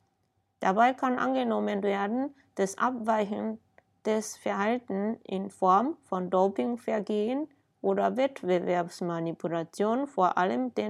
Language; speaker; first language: German; non-native, fluent; Japanese